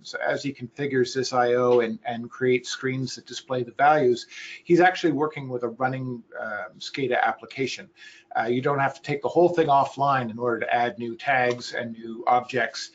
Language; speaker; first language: English; native; English